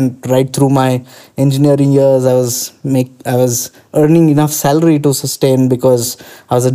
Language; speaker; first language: English; non-native, local second language; Kannada